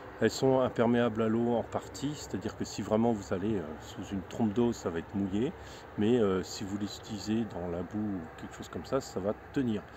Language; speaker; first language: French; native; French